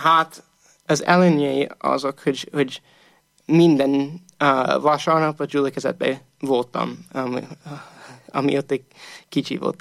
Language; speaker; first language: Hungarian; non-native, fluent; English